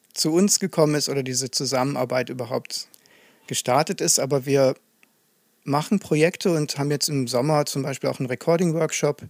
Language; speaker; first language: German; native; German